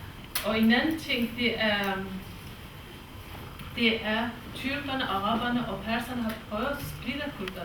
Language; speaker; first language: Danish; non-native, fluent; Kurdish